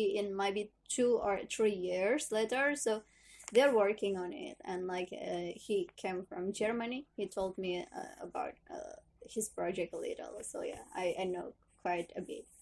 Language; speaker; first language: English; non-native, learner; Indonesian